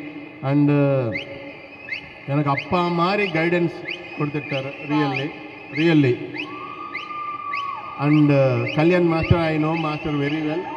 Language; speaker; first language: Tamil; non-native, learner; Telugu